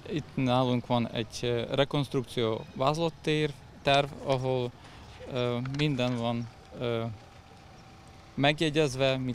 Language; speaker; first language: Hungarian; non-native, local second language; Ukrainian